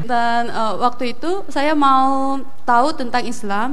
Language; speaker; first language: Indonesian; non-native, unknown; Korean